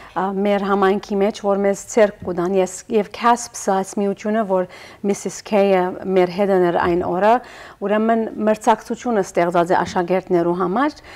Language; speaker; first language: Armenian; early bilingual, heritage; Armenian